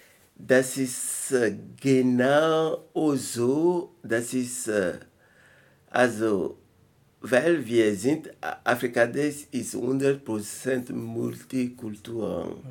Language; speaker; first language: German; non-native, learner; French